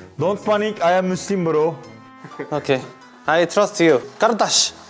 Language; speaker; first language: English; non-native, learner; Turkish